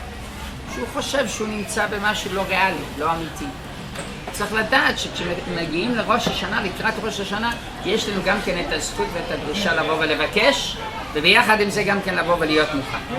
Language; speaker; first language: Hebrew; non-native, fluent; English